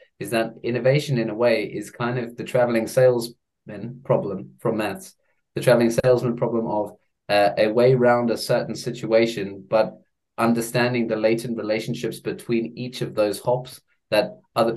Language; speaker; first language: English; native; English